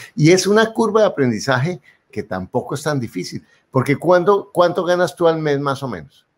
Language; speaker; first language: Spanish; native; Spanish